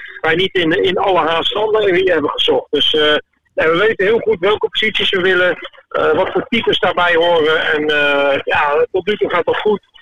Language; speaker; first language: Dutch; native; Dutch